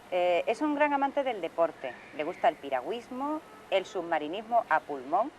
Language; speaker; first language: Spanish; native; Spanish